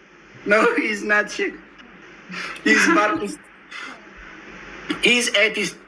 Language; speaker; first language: English; non-native, learner; Oromo